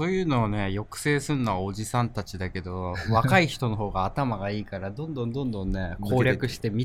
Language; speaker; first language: Japanese; native; Japanese